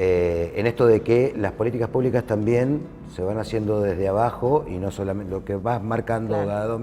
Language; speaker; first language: Spanish; native; Spanish